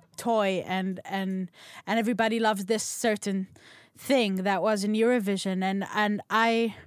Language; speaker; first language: English; non-native, local second language; Hebrew